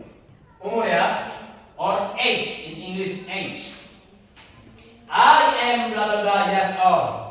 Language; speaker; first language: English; non-native, learner; Indonesian